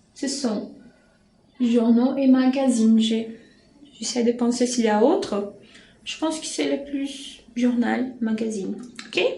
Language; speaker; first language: French; non-native, fluent; Portuguese